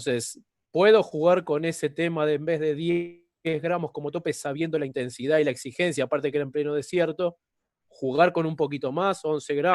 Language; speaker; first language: Spanish; native; Spanish